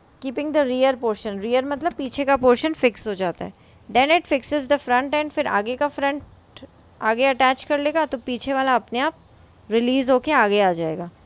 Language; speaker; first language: Hindi; native; Hindi